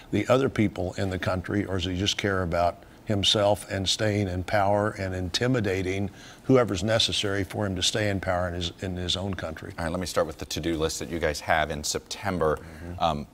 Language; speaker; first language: English; native; English